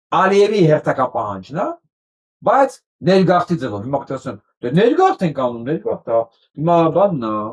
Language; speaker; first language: Armenian; native; Armenian